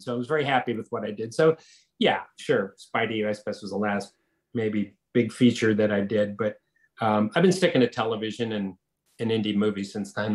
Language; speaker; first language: English; native; English